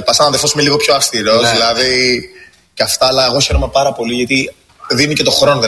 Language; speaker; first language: Greek; early bilingual, heritage; English